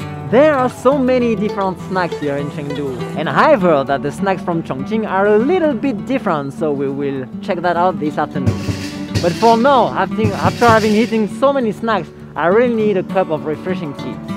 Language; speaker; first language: English; non-native, fluent; French